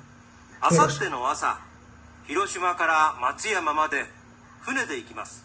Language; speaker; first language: Japanese; non-native, learner; Filipino